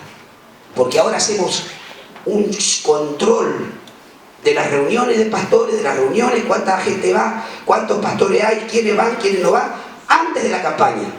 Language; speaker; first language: Spanish; native; Spanish